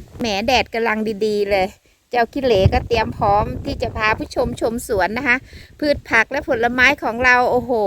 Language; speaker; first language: Thai; native; Thai